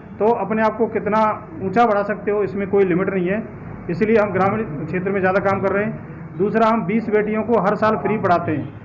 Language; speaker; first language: Hindi; native; Hindi